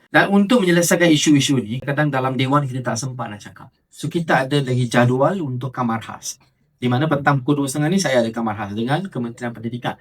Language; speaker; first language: Malay; non-native, local second language; Tamil